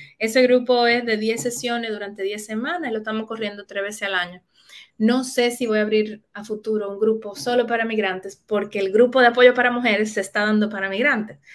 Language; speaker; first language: Spanish; native; Spanish